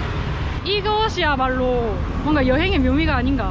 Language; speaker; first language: Korean; native; Korean